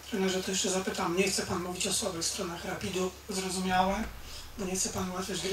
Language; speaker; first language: Polish; native; Polish